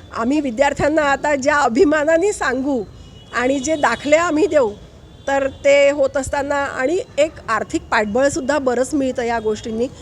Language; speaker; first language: Marathi; native; Marathi